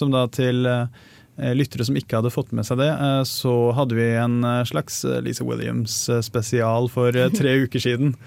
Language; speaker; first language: Norwegian; native; Norwegian